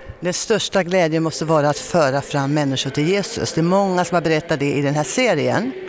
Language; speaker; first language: Swedish; native; Swedish